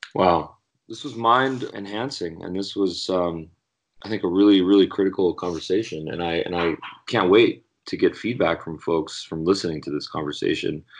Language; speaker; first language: English; native; English